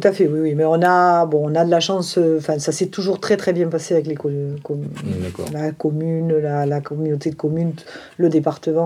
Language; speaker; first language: French; native; French